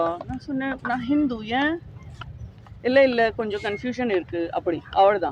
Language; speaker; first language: Tamil; non-native, learner; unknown